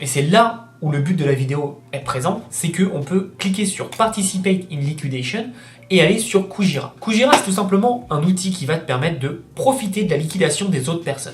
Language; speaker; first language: French; native; French